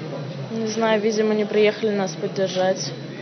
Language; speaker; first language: Russian; native; Russian